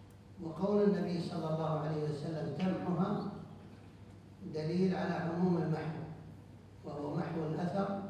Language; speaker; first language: Arabic; native; Arabic